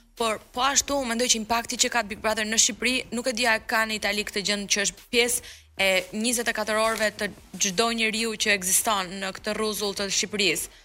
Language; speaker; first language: Albanian; native; Albanian